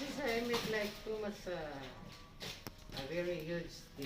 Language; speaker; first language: English; non-native, learner; Filipino